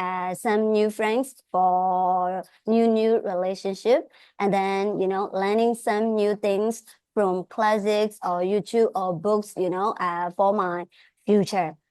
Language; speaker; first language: English; non-native, fluent; Burmese